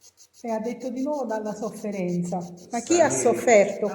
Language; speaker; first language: Italian; native; Italian